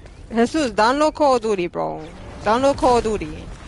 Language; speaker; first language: English; early bilingual, other home language; Spanish